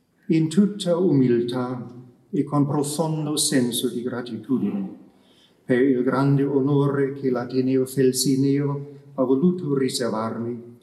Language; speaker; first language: Italian; non-native, fluent; German